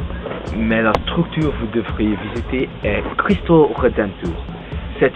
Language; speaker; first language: French; non-native, learner; Dutch